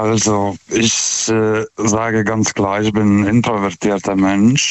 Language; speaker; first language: German; non-native, fluent; Lithuanian